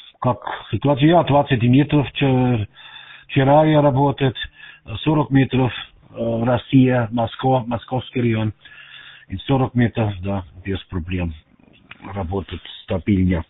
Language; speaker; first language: Russian; non-native, learner; German